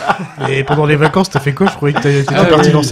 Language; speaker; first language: French; native; French